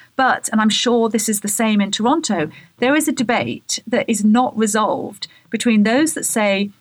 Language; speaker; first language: English; native; English